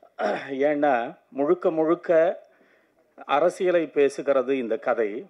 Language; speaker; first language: Tamil; native; Tamil